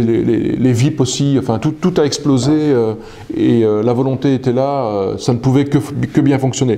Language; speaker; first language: French; native; French